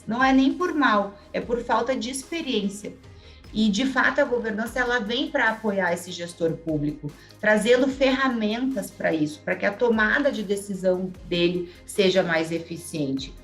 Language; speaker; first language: Portuguese; native; Portuguese